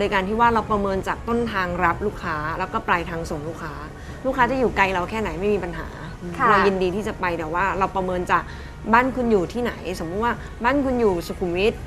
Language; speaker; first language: Thai; native; Thai